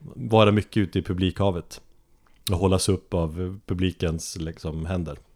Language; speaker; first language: Swedish; native; Swedish